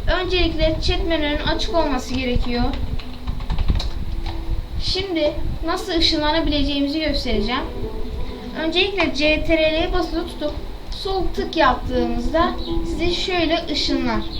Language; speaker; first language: Turkish; native; Turkish